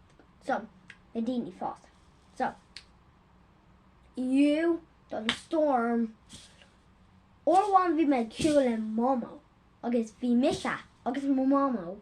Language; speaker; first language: Irish; non-native, local second language; English